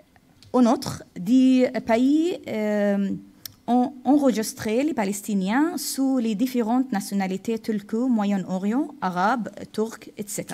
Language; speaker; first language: French; non-native, fluent; Arabic